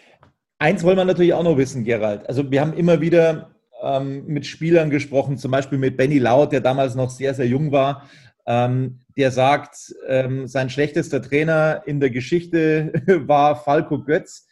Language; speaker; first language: German; native; German